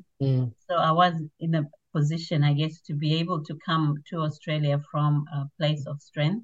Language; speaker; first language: English; non-native, local second language; Shona